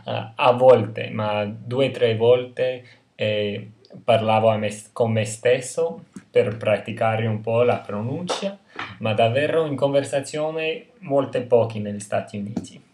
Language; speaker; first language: Italian; non-native, fluent; English